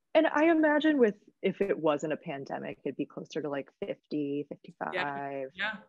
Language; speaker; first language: English; native; English